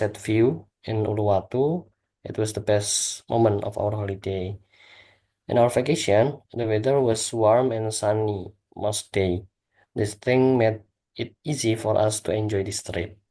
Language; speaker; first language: English; non-native, learner; Indonesian